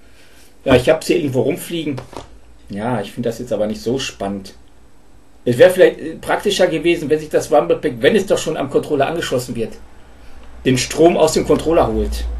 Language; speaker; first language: German; native; German